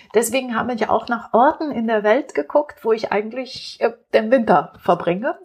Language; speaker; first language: German; non-native, fluent; Romanian